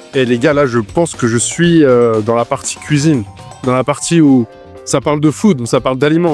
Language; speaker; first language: French; native; French